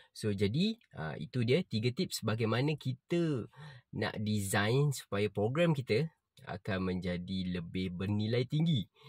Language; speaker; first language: Malay; native; Malay